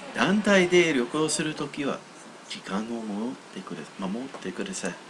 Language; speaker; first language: Japanese; non-native, fluent; English